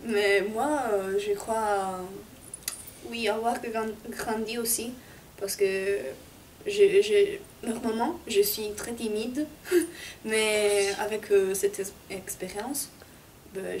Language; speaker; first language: French; non-native, fluent; Italian